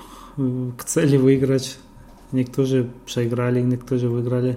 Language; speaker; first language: Polish; non-native, fluent; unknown